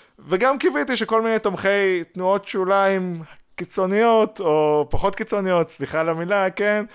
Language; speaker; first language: Hebrew; native; Hebrew